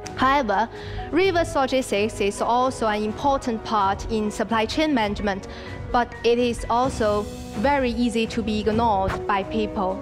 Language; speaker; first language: English; non-native, fluent; Chinese